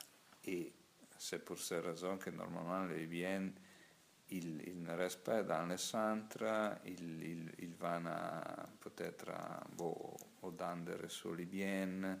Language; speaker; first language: French; non-native, learner; Italian